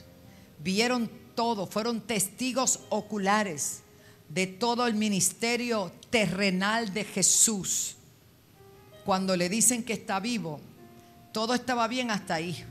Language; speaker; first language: Spanish; native; Spanish